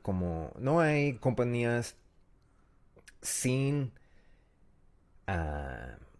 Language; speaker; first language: Spanish; non-native, learner; English